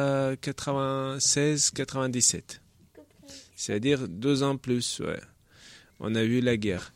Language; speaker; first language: French; non-native, learner; Chechen